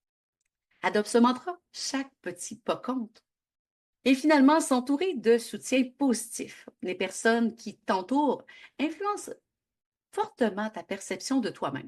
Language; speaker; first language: French; native; French